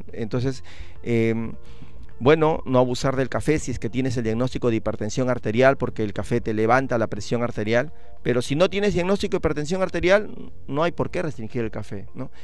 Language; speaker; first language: Spanish; native; Spanish